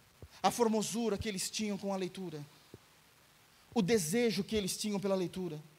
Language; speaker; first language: Portuguese; native; Portuguese